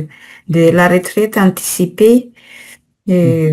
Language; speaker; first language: French; non-native, learner; Malagasy